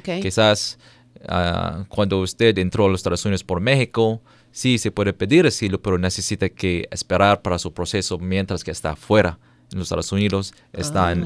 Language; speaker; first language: Spanish; non-native, fluent; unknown